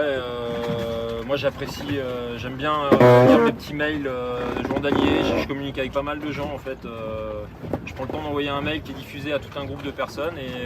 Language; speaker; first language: French; native; French